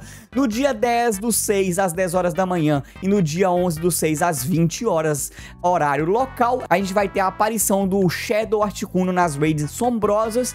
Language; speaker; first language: Portuguese; native; Portuguese